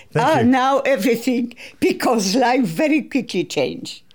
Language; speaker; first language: English; non-native, learner; Polish